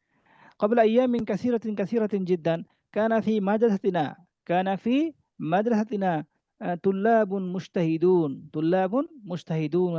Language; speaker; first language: Arabic; non-native, fluent; Bangla